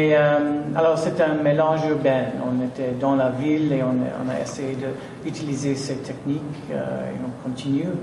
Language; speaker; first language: French; non-native, fluent; English